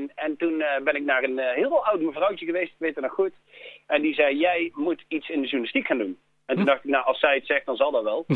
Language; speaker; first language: Dutch; native; Dutch